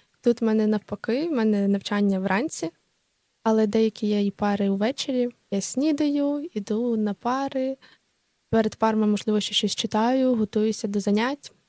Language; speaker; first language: Ukrainian; native; Ukrainian